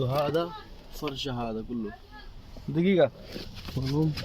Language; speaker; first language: Arabic; non-native, learner; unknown